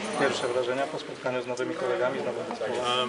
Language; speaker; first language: Polish; native; Polish